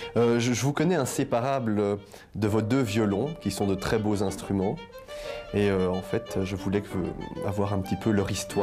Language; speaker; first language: French; native; French